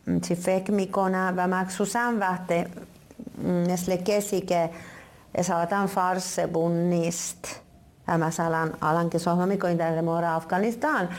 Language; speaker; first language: Persian; non-native, fluent; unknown